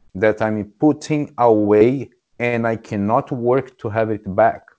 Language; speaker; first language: English; non-native, fluent; Portuguese